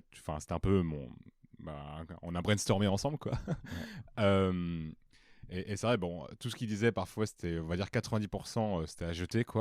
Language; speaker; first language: French; native; French